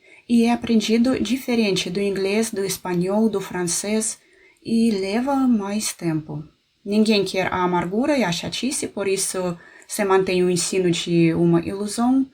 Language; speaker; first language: Portuguese; non-native, fluent; Russian